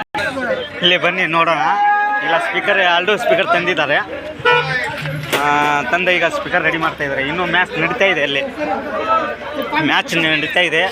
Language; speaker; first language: Kannada; non-native, local second language; Lambadi